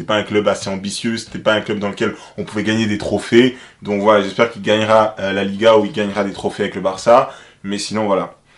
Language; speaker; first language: French; native; French